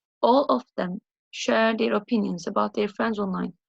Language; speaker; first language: English; non-native, fluent; Turkish